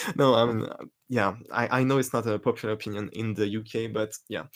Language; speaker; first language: English; non-native, fluent; French